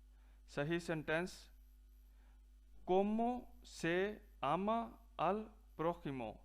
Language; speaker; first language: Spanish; non-native, fluent; Punjabi